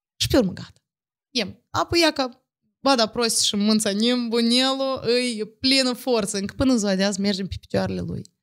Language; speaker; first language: Romanian; native; Romanian